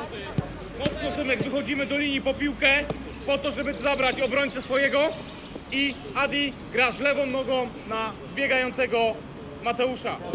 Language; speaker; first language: Polish; native; Polish